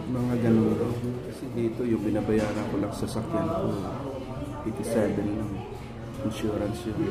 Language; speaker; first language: Filipino; native; Filipino